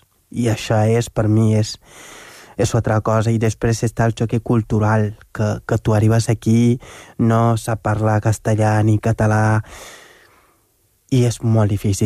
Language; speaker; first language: Catalan; non-native, fluent; Wolof